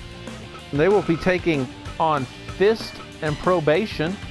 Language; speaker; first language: English; native; English